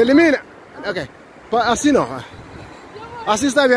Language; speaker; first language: Portuguese; non-native, local second language; Kabuverdianu